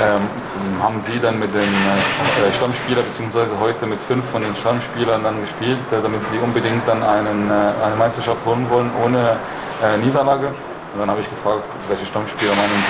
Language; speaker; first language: German; non-native, fluent; Arabic